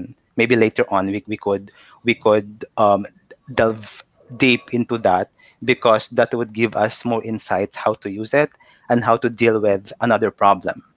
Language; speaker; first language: English; non-native, local second language; Cebuano